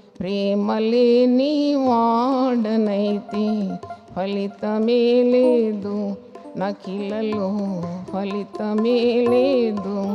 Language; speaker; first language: Telugu; non-native, fluent; Malayalam